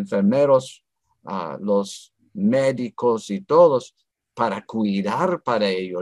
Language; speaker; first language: Spanish; non-native, fluent; English